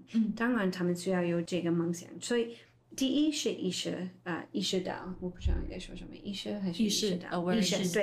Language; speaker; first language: Chinese; non-native, fluent; English